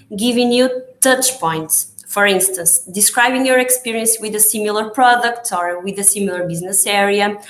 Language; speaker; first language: English; non-native, fluent; Portuguese